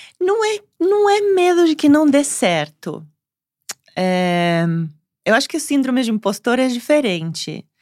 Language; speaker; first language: Portuguese; non-native, fluent; Spanish